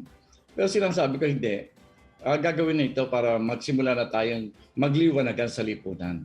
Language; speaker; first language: Filipino; native; Filipino